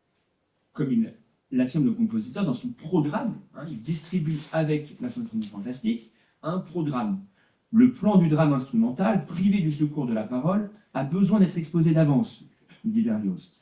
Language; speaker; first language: French; native; French